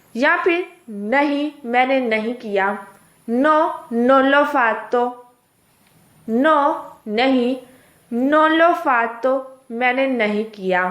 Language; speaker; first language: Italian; non-native, fluent; Urdu